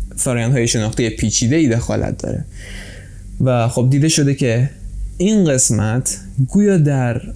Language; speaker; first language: Persian; native; Persian